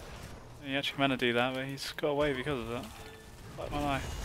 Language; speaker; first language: English; native; English